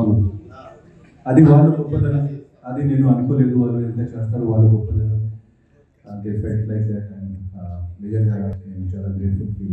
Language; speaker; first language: Telugu; non-native, fluent; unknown